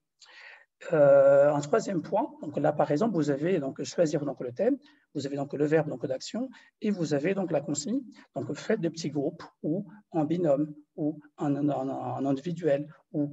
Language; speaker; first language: French; non-native, fluent; Portuguese